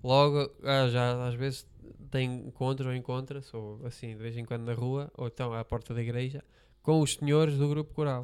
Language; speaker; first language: Portuguese; native; Portuguese